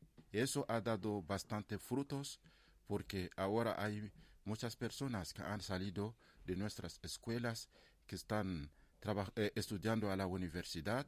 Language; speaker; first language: Spanish; non-native, fluent; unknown